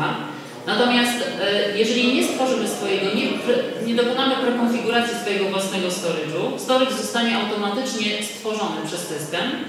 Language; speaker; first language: Polish; native; Polish